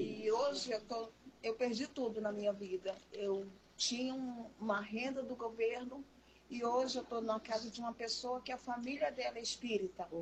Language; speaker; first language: Portuguese; native; Portuguese